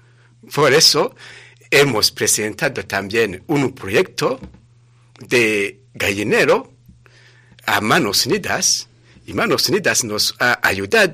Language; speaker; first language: Spanish; non-native, fluent; Rundi